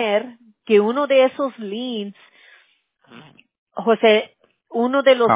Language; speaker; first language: Spanish; early bilingual, heritage; Spanish